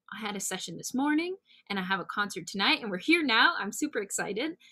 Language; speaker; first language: English; native; English